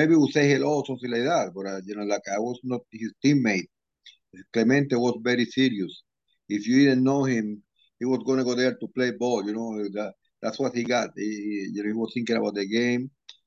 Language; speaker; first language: English; non-native, fluent; Spanish